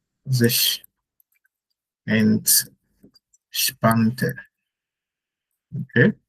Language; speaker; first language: German; non-native, fluent; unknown